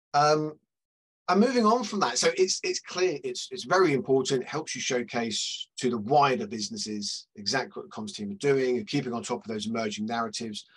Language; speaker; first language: English; native; English